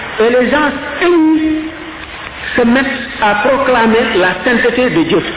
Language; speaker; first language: French; non-native, local second language; Wolof